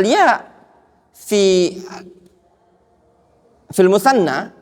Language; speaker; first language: Arabic; non-native, fluent; Indonesian